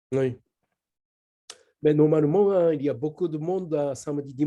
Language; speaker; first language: French; non-native, learner; Japanese